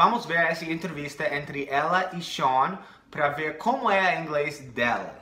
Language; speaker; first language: Portuguese; non-native, fluent; English